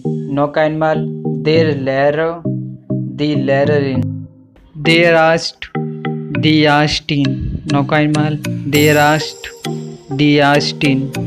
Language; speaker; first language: German; non-native, learner; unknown